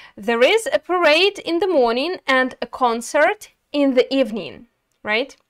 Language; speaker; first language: English; non-native, fluent; Ukrainian